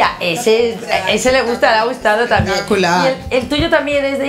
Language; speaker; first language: Spanish; native; Spanish